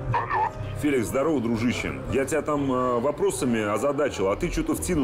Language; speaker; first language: Russian; native; Russian